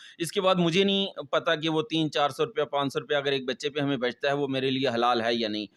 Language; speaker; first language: Urdu; non-native, local second language; Punjabi